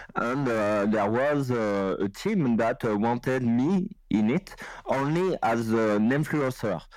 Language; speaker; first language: English; non-native, learner; French